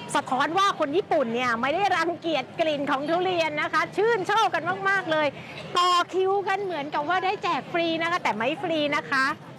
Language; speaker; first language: Thai; native; Thai